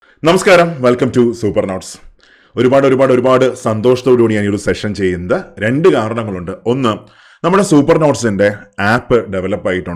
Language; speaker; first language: Malayalam; native; Malayalam